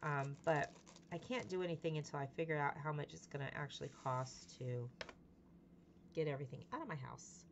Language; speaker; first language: English; native; English